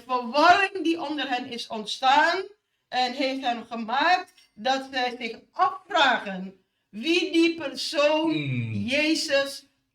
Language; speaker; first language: Dutch; non-native, fluent; Indonesian